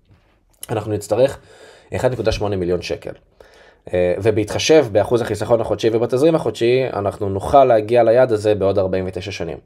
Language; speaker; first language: Hebrew; native; Hebrew